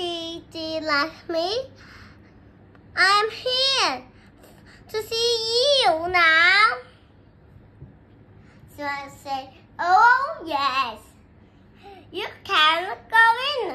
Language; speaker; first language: English; non-native, learner; Vietnamese